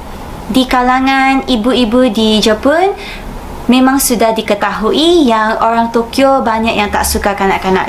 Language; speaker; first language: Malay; non-native, fluent; Japanese